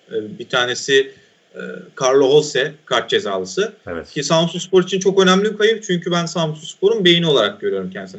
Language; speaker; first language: Turkish; native; Turkish